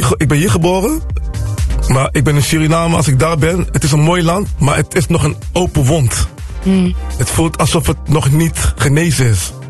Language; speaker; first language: Dutch; native; Dutch